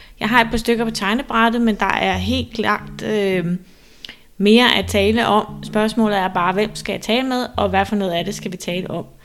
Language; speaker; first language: Danish; native; Danish